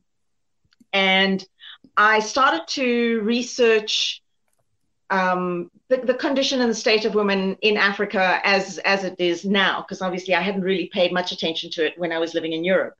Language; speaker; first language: English; native; English